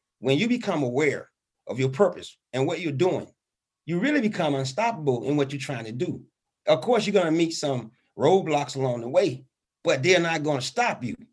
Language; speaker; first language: English; native; English